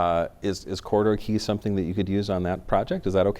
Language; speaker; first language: English; native; English